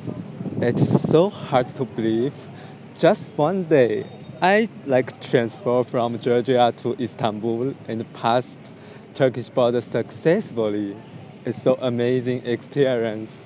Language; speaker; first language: English; non-native, learner; Chinese